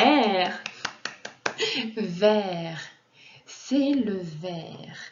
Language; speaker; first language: French; non-native, fluent; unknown